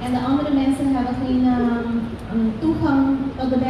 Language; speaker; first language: Dutch; non-native, fluent; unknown